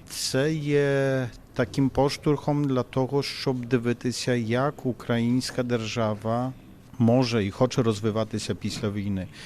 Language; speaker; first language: Ukrainian; non-native, fluent; Polish